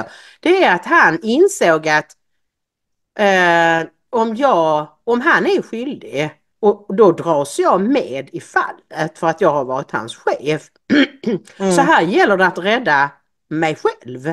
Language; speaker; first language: Swedish; native; Swedish